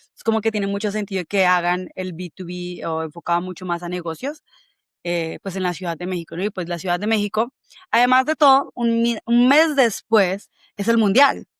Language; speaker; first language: Spanish; native; Spanish